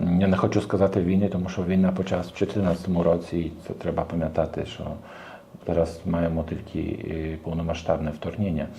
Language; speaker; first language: Ukrainian; non-native, learner; Polish